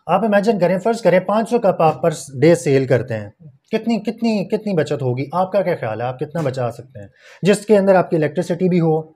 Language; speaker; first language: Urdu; non-native, local second language; Punjabi